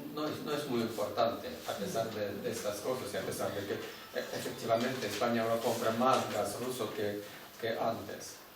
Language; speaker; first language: Spanish; non-native, fluent; Russian